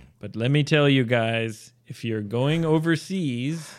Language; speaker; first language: English; native; English